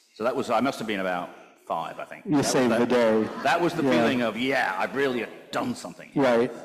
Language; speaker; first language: English; native; English